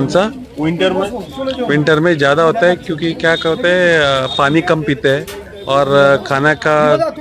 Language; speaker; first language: Hindi; non-native, local second language; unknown